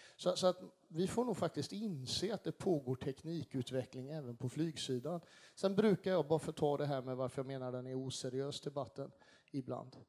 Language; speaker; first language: Swedish; native; Swedish